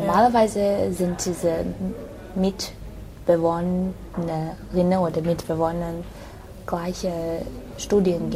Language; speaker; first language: German; non-native, learner; Chinese